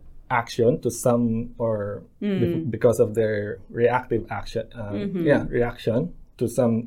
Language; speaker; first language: English; non-native, local second language; Filipino